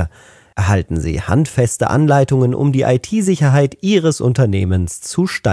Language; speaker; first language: German; native; German